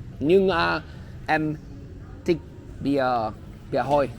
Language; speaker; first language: Vietnamese; non-native, learner; Polish